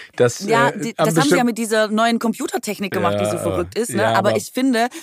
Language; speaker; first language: German; native; German